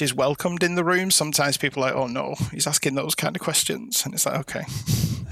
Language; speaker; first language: English; native; English